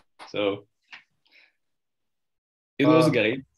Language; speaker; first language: English; non-native, learner; Spanish